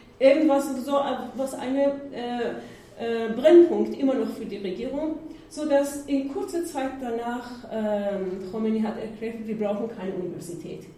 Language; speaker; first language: German; non-native, learner; Persian